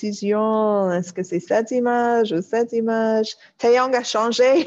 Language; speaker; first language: French; non-native, fluent; English